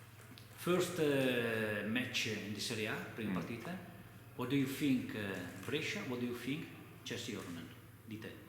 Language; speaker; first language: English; non-native, learner; Italian